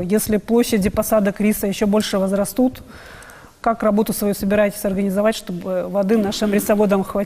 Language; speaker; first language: Russian; native; Russian